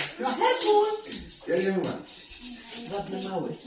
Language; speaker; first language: Polish; non-native, learner; Turkish